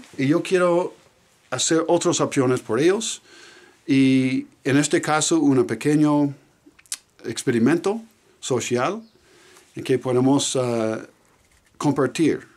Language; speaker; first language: Spanish; non-native, learner; English